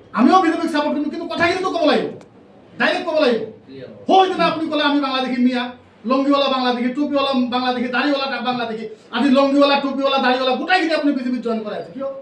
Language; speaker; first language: Assamese; non-native, local second language; Bangla